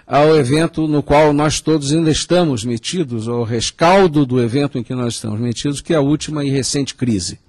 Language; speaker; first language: Portuguese; native; Portuguese